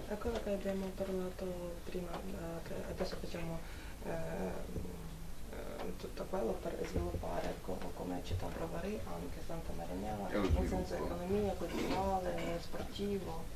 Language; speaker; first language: Ukrainian; native; Ukrainian